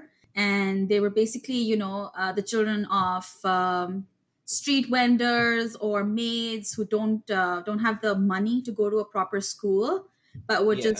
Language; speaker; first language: English; non-native, local second language; Urdu